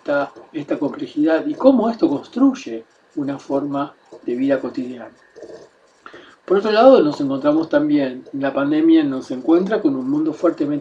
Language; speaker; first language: Spanish; native; Spanish